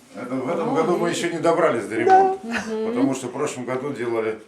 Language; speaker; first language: Russian; native; Russian